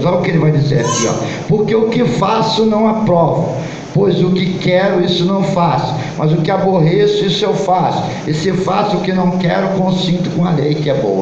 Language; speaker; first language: Portuguese; native; Portuguese